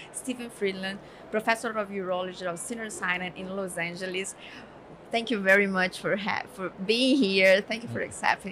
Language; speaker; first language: English; non-native, fluent; Portuguese